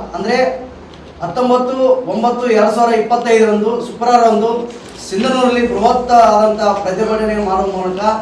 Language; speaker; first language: Kannada; native; Kannada